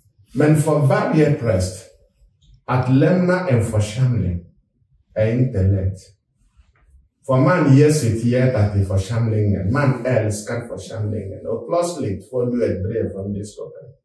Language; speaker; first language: Swedish; non-native, fluent; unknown